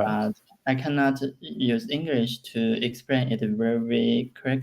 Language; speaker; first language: English; non-native, learner; Chinese